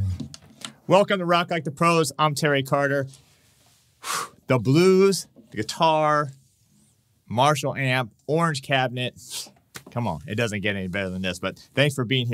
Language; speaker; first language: English; native; English